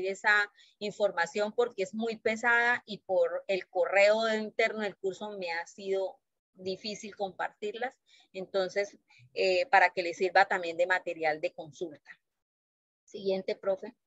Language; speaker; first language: Spanish; native; Spanish